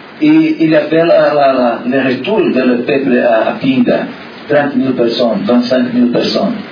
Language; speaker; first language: French; non-native, learner; Portuguese